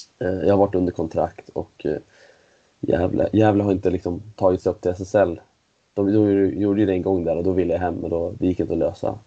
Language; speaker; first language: Swedish; native; Swedish